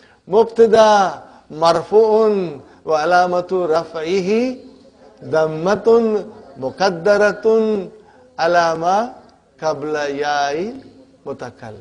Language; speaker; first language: Arabic; non-native, fluent; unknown